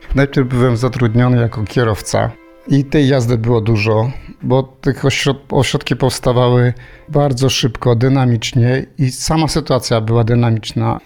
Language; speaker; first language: Polish; early bilingual, heritage; Polish